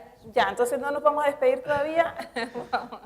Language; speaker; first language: Spanish; native; Spanish